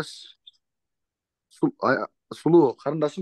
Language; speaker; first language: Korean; non-native, learner; Kyrgyz